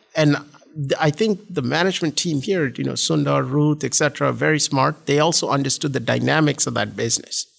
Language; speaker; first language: English; non-native, local second language; Malayalam